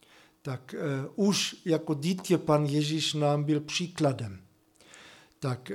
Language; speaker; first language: Czech; non-native, fluent; German